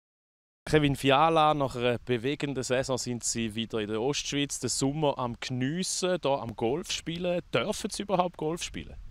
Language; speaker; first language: German; native; German